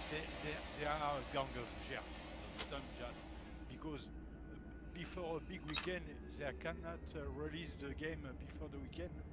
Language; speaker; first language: English; non-native, learner; French